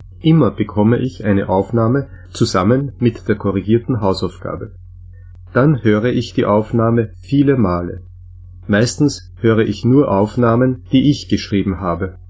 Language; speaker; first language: German; non-native, learner; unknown